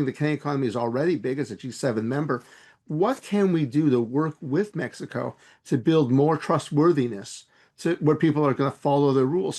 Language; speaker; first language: English; native; English